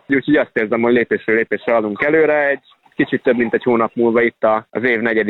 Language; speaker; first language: Hungarian; native; Hungarian